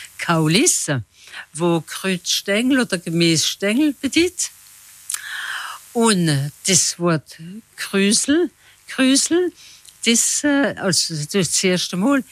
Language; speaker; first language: German; non-native, local second language; Swiss German